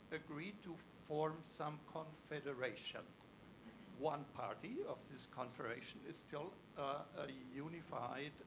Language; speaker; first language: English; non-native, fluent; German